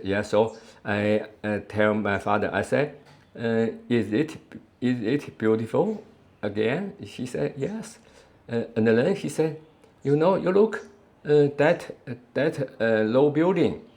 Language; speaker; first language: English; non-native, learner; Chinese